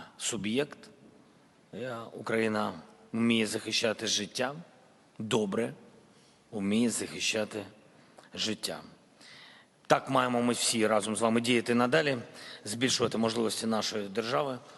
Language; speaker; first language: Ukrainian; non-native, local second language; Russian